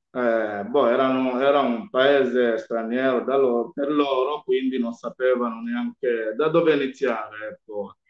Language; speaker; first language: Italian; non-native, fluent; Swahili